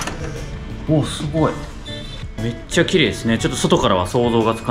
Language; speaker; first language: Japanese; native; Japanese